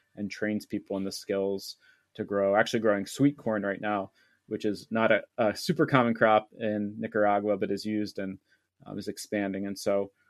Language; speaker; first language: English; native; English